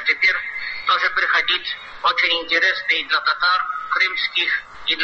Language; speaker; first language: Russian; non-native, fluent; Polish